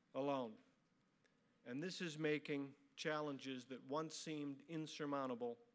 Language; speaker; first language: English; native; English